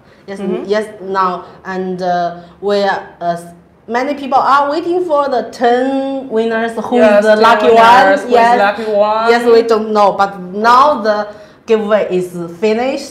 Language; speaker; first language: English; non-native, learner; Chinese